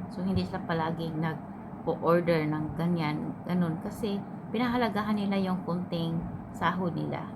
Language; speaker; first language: Filipino; non-native, local second language; Cebuano